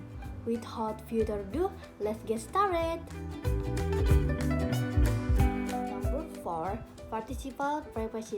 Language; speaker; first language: English; non-native, learner; Indonesian